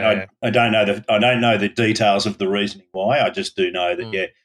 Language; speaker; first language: English; native; English